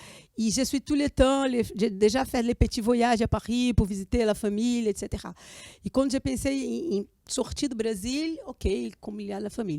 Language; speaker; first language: French; non-native, fluent; Portuguese